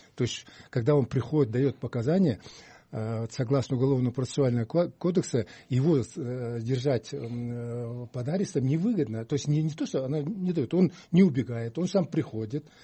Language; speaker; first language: Russian; non-native, local second language; Kyrgyz